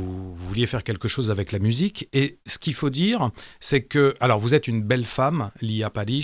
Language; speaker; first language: French; native; French